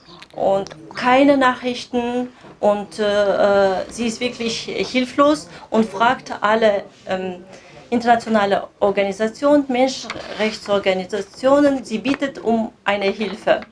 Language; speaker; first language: German; non-native, fluent; Kazakh